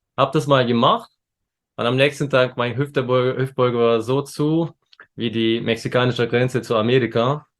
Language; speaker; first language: German; early bilingual, other home language; Turkish